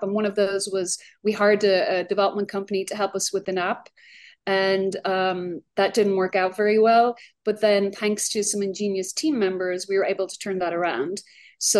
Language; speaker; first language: English; native; English